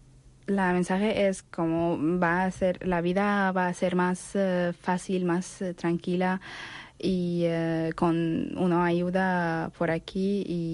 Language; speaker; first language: Spanish; non-native, learner; Arabic